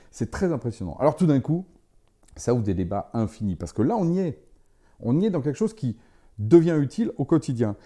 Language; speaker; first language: French; native; French